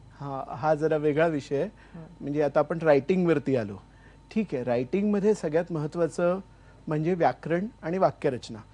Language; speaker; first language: Marathi; native; Marathi